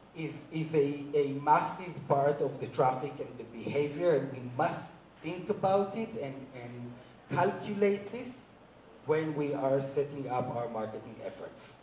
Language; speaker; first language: English; non-native, fluent; Hebrew